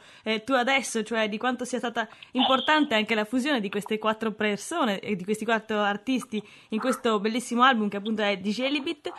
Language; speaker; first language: Italian; native; Italian